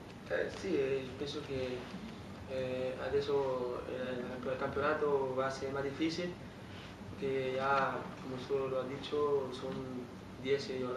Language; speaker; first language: Italian; non-native, learner; Spanish